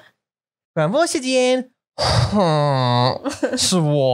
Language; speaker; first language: Chinese; non-native, learner; English